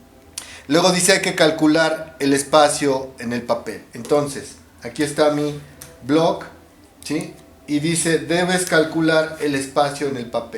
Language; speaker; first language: Spanish; native; Spanish